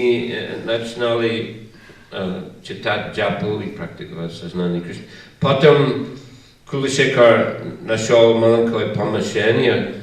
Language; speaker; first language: Russian; non-native, fluent; English